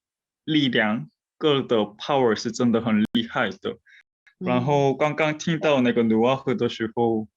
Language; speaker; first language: Chinese; non-native, fluent; Korean